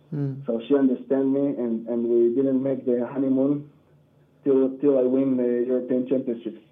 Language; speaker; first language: English; non-native, learner; Hebrew